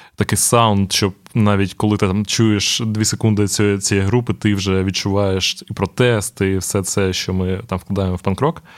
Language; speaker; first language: Ukrainian; non-native, local second language; Russian